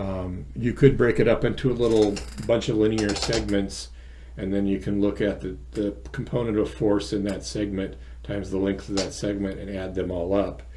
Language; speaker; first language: English; native; English